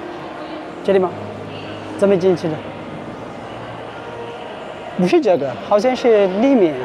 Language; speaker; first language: Chinese; non-native, learner; Amharic